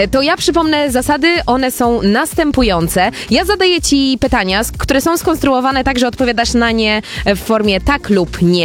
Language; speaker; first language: Polish; native; Polish